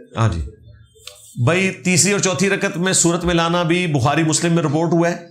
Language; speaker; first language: Urdu; non-native, local second language; Punjabi